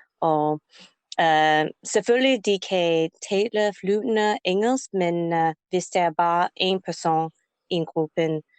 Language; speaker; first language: Danish; non-native, learner; English